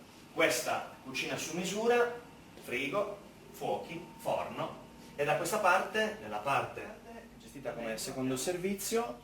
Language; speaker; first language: Italian; native; Italian